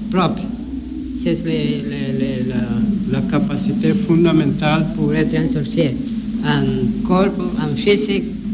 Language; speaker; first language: French; non-native, learner; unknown